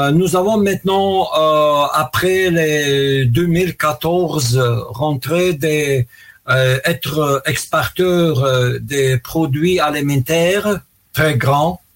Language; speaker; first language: French; non-native, fluent; Russian